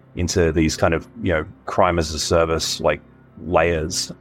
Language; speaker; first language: English; native; English